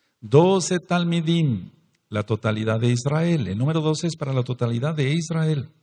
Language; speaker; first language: Spanish; native; Spanish